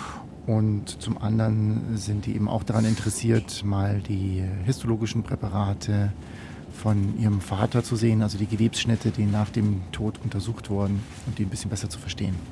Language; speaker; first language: German; native; German